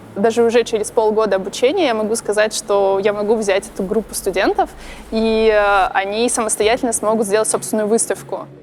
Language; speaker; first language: Russian; native; Russian